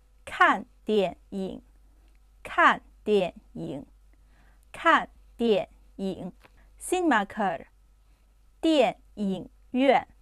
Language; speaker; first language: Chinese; non-native, fluent; Urdu